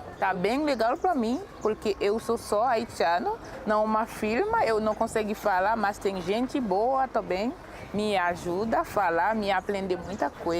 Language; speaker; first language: Portuguese; non-native, learner; Haitian Creole